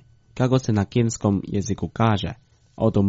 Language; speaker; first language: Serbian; non-native, fluent; Chinese